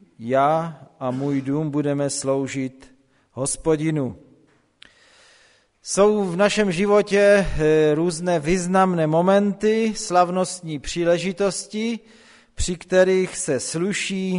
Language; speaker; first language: Czech; non-native, local second language; Polish